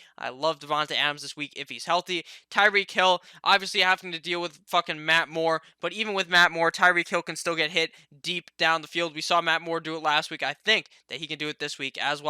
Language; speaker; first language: English; native; English